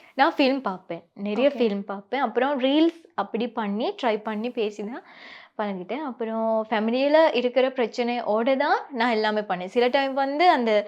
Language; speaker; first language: Tamil; non-native, local second language; Sinhala